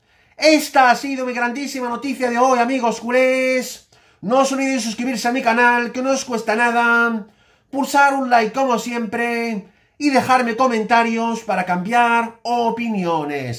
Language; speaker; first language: Spanish; native; Spanish